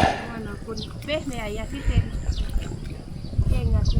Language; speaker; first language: Finnish; non-native, learner; Thai